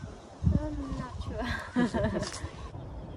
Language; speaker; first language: English; non-native, learner; Thai